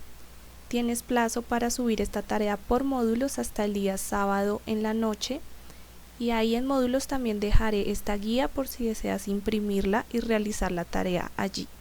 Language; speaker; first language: Spanish; native; Spanish